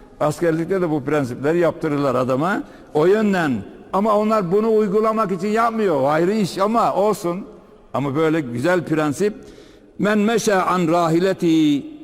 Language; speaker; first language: Turkish; native; Turkish